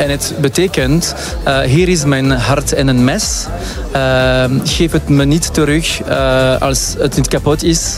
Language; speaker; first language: Dutch; non-native, local second language; French